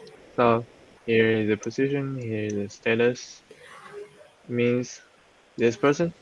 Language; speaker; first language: English; non-native, fluent; Chinese